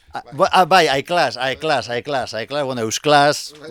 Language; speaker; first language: Basque; non-native, local second language; Spanish